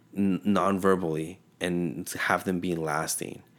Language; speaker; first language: English; early bilingual, other home language; Spanish